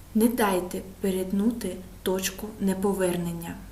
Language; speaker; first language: Ukrainian; non-native, local second language; Russian